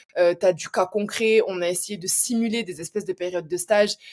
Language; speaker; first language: French; native; French